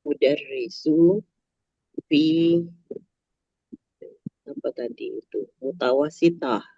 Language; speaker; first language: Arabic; non-native, learner; Indonesian